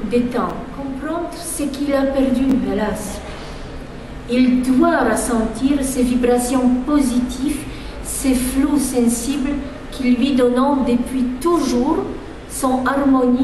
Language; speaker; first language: French; non-native, fluent; Polish